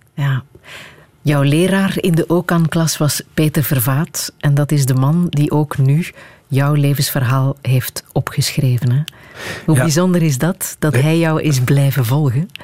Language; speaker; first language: Dutch; native; Dutch